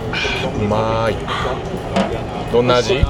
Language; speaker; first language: Japanese; native; Japanese